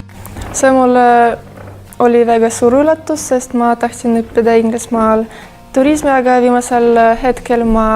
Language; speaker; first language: Estonian; non-native, local second language; Russian